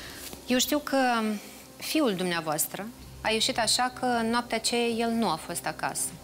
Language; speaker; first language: Romanian; native; Romanian